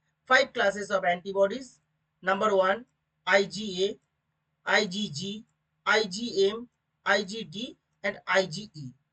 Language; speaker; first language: English; non-native, local second language; Bangla